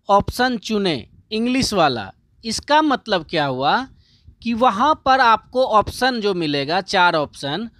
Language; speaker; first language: Hindi; native; Hindi